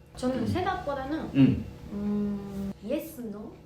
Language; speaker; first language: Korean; non-native, fluent; Japanese